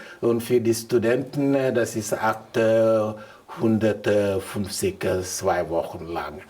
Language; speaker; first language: German; non-native, learner; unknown